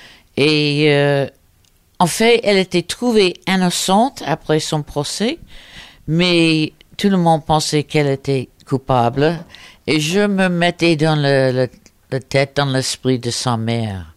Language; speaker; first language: French; non-native, fluent; English